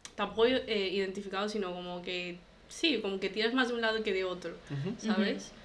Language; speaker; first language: Spanish; early bilingual, other home language; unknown